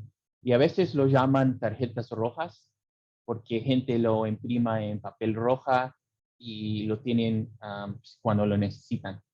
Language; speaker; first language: Spanish; early bilingual, heritage; English